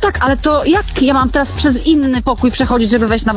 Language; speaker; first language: Polish; native; Polish